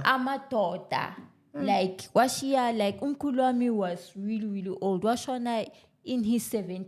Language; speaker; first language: English; non-native, local second language; Zulu